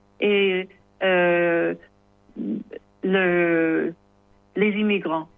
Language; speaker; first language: French; non-native, learner; English